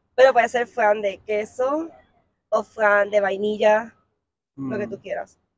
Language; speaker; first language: Spanish; native; Spanish